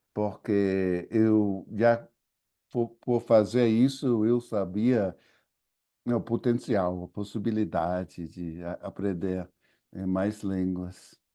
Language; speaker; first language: Portuguese; non-native, fluent; English